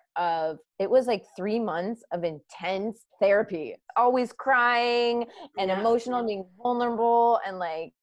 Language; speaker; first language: English; native; English